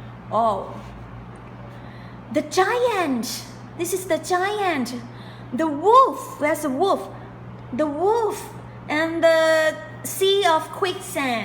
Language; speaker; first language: English; non-native, fluent; Thai